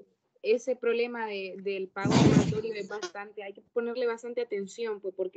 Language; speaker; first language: Spanish; native; Spanish